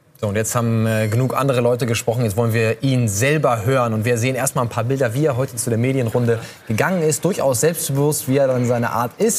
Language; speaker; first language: German; native; German